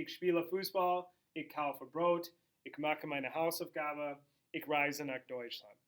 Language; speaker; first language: German; non-native, fluent; English